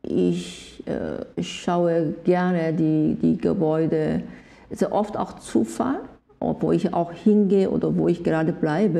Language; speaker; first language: German; non-native, fluent; Korean